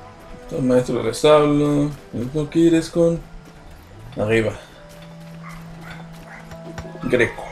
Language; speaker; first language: Spanish; native; Spanish